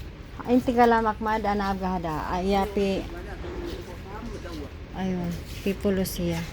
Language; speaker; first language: Arabic; non-native, learner; Filipino